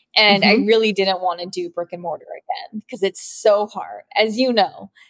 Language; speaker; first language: English; native; English